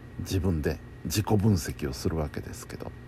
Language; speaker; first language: Japanese; native; Japanese